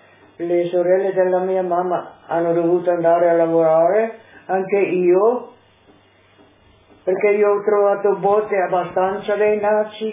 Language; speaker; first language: Italian; non-native, local second language; Slovenian